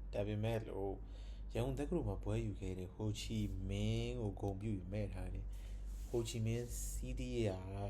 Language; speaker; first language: Burmese; non-native, local second language; Chinese